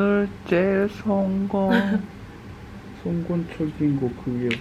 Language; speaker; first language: Korean; non-native, learner; Japanese